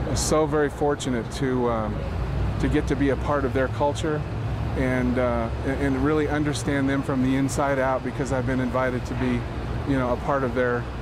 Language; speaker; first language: English; native; English